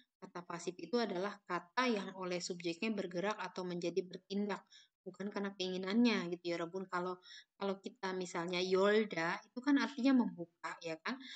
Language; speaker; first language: Indonesian; native; Indonesian